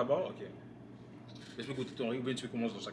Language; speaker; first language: French; native; French